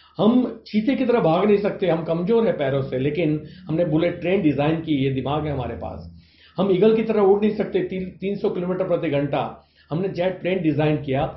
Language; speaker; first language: Hindi; non-native, local second language; Gujarati